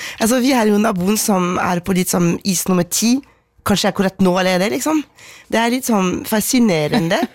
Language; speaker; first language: Norwegian; non-native, fluent; French